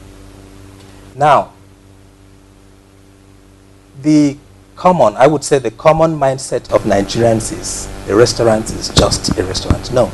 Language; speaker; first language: English; non-native, local second language; Ibibio